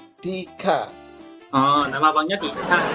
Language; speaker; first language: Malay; non-native, fluent; Korean